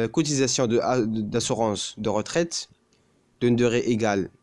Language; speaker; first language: French; non-native, local second language; Arabic